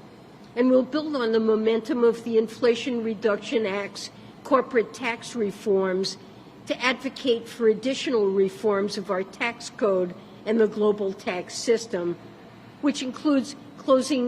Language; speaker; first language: English; native; English